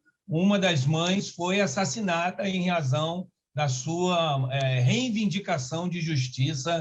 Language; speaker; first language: Portuguese; native; Portuguese